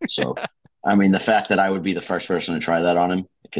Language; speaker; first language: English; native; English